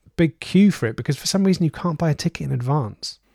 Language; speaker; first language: English; native; English